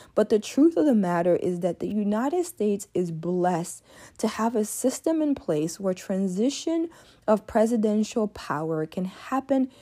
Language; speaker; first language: English; early bilingual, other home language; French